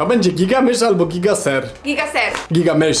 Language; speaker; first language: Polish; native; Polish